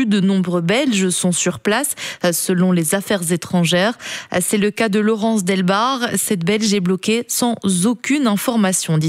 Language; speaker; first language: French; native; French